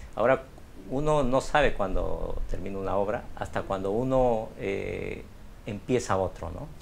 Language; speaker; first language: Spanish; native; Spanish